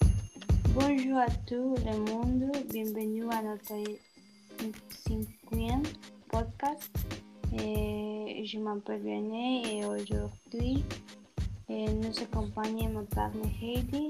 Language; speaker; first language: French; non-native, learner; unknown